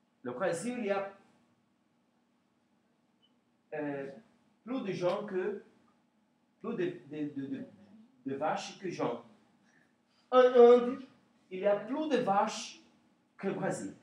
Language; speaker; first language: French; non-native, learner; Portuguese